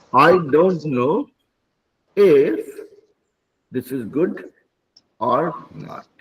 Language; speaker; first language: English; non-native, learner; Hindi